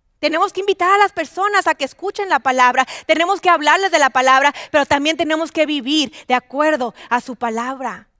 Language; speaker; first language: Spanish; native; Spanish